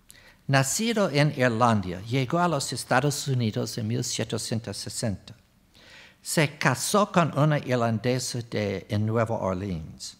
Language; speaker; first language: Spanish; non-native, fluent; English